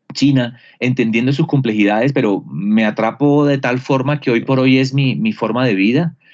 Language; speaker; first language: Spanish; native; Spanish